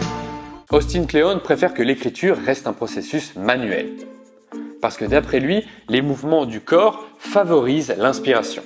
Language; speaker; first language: French; native; French